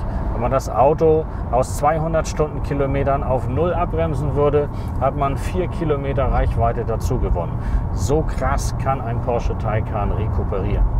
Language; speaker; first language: German; native; German